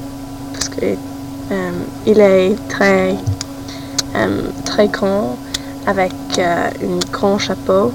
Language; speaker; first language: French; non-native, learner; English